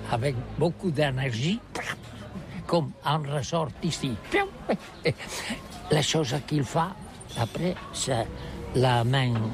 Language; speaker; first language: French; non-native, learner; Catalan